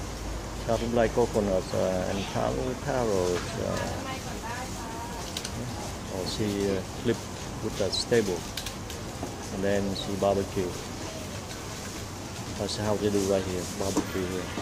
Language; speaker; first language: English; non-native, fluent; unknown